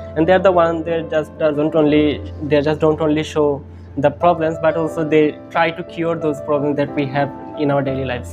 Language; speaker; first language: English; non-native, local second language; Bangla